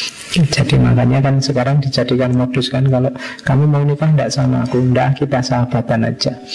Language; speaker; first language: Indonesian; non-native, local second language; Javanese